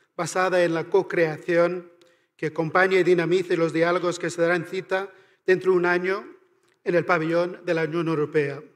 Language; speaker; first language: Spanish; non-native, fluent; Irish